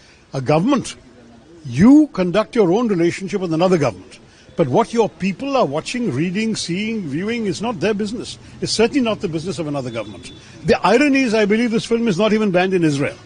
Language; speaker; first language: English; non-native, local second language; Malayalam